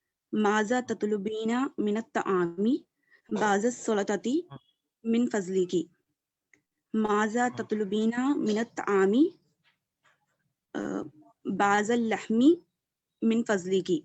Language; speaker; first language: Arabic; non-native, learner; Urdu